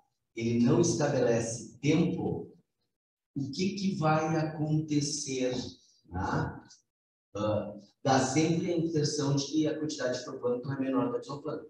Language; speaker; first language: Portuguese; native; Portuguese